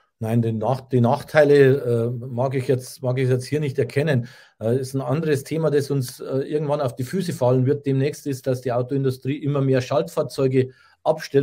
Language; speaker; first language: German; native; German